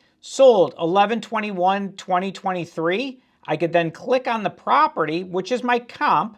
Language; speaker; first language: English; native; English